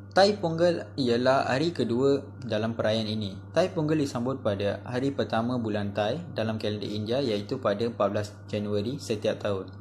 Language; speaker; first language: Malay; non-native, local second language; Tamil